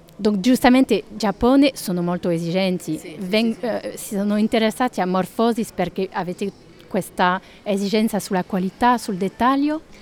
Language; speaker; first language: Italian; non-native, fluent; French